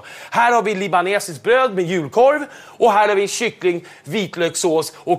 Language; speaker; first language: Swedish; native; Swedish